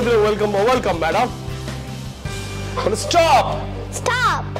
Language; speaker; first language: English; non-native, learner; Bangla